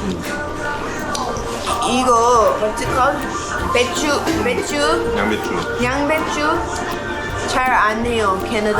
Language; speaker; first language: Korean; non-native, learner; English